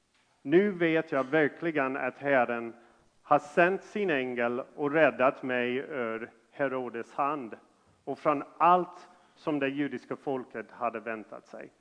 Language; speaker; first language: Swedish; non-native, fluent; English